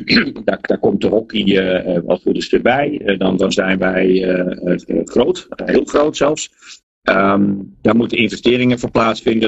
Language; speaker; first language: Dutch; native; Dutch